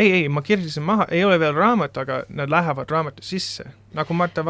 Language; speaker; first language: Estonian; non-native, fluent; English